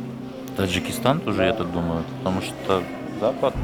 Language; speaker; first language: Russian; non-native, local second language; Kyrgyz